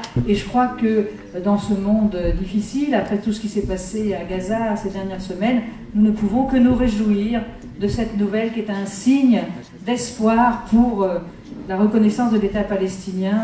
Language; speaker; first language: French; native; French